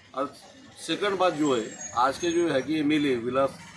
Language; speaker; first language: Hindi; non-native, local second language; Marathi